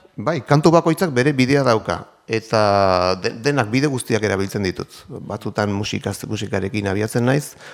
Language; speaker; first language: Basque; native; Basque